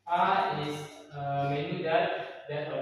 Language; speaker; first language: English; non-native, learner; Indonesian